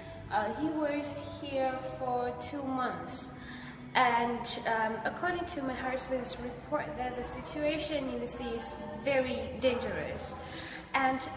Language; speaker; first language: English; non-native, learner; Vietnamese